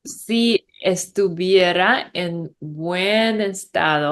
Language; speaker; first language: Spanish; non-native, learner; English